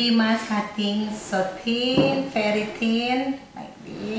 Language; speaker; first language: English; non-native, learner; Indonesian